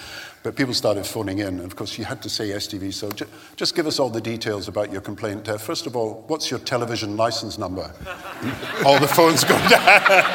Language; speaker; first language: English; native; English